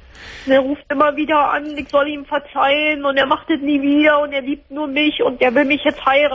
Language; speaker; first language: German; native; German